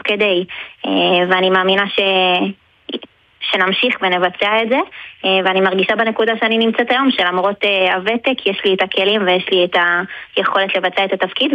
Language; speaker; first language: Hebrew; native; Hebrew